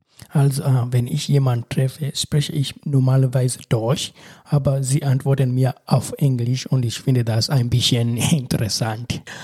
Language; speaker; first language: German; non-native, learner; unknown